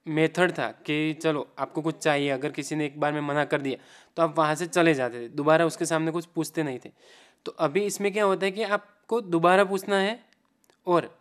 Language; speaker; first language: Hindi; non-native, local second language; Gujarati